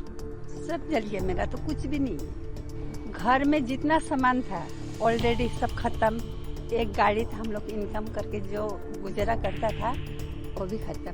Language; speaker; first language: Hindi; non-native, local second language; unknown